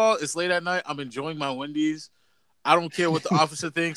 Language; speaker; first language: English; native; English